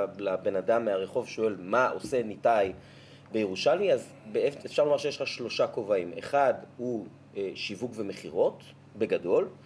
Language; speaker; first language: Hebrew; native; Hebrew